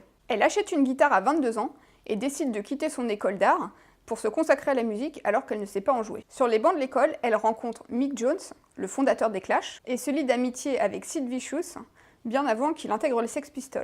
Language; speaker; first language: French; native; French